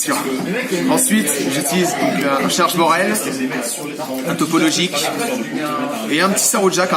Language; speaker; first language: French; native; French